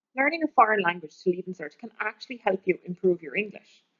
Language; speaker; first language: English; native; English